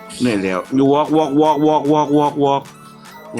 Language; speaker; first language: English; non-native, learner; Thai